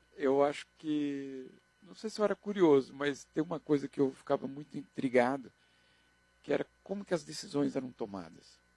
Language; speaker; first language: Portuguese; native; Portuguese